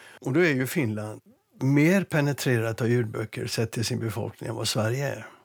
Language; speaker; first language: Swedish; native; Swedish